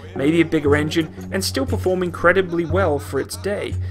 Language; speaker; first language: English; native; English